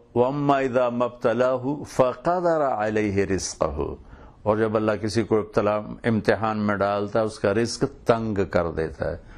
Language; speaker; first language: Urdu; non-native, local second language; Punjabi